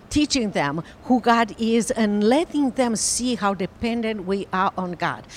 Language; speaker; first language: English; non-native, fluent; Romanian